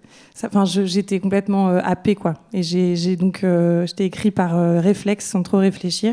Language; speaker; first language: French; native; French